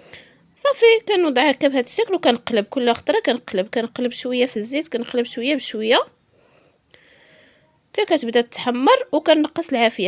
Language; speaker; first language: Arabic; native; Arabic